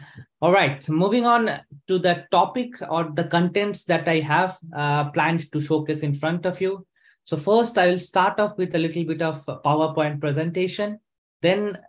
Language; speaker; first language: English; non-native, local second language; Bangla